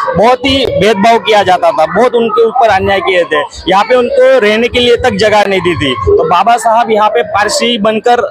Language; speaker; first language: Hindi; non-native, local second language; Gujarati